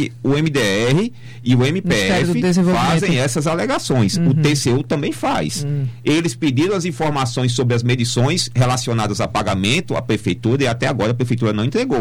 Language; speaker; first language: Portuguese; native; Portuguese